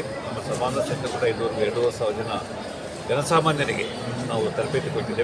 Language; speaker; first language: Kannada; native; Kannada